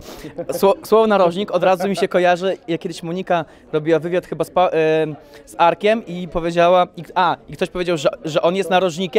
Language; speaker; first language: Polish; native; Polish